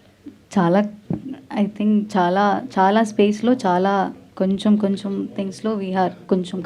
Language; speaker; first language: Telugu; non-native, learner; Malayalam